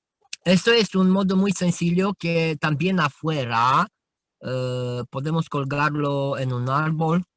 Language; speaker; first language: Spanish; non-native, fluent; Romanian